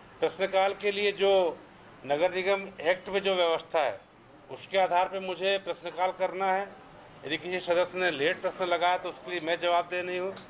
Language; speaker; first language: Hindi; native; Hindi